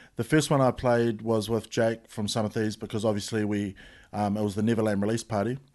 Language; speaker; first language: English; native; English